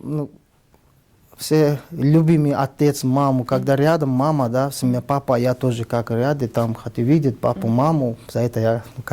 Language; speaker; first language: Russian; non-native, learner; Tajik